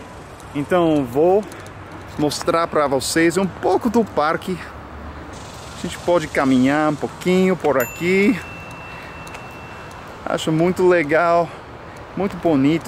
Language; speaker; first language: Portuguese; non-native, fluent; English